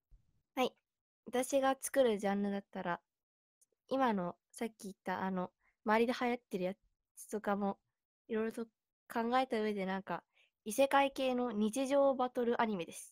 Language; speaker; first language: Japanese; native; Japanese